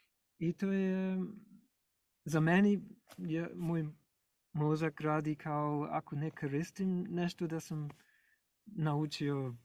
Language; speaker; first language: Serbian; non-native, learner; English